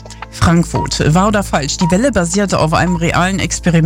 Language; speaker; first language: German; native; German